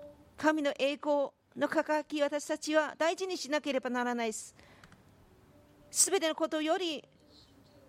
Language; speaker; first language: Japanese; non-native, fluent; Korean